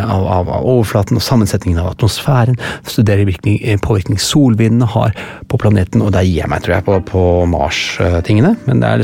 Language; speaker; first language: Norwegian; native; Norwegian